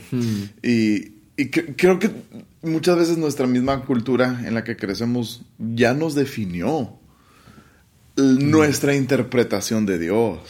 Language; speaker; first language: Spanish; native; Spanish